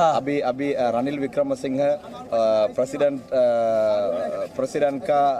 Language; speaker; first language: Hindi; non-native, learner; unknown